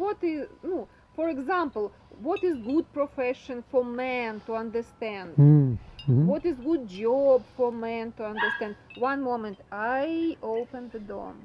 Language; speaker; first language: English; non-native, learner; Russian